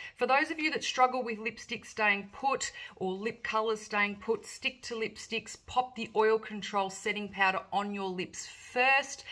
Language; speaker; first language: English; native; English